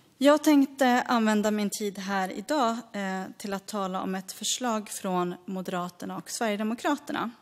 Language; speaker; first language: Swedish; early bilingual, other home language; Greek